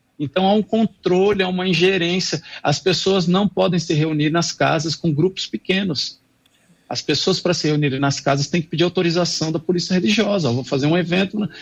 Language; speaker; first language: Portuguese; non-native, fluent; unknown